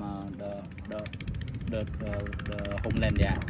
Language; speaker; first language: English; non-native, learner; Khmer